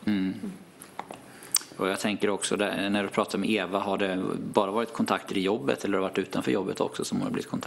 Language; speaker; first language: Swedish; native; Swedish